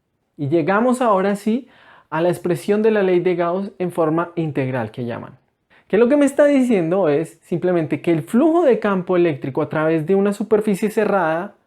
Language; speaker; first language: Spanish; native; Spanish